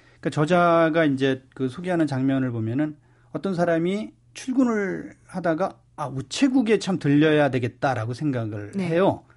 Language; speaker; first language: Korean; native; Korean